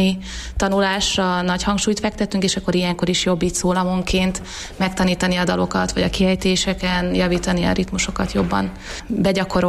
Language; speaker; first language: Hungarian; native; Hungarian